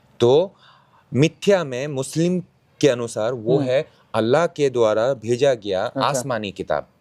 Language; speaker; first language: Hindi; non-native, local second language; Bangla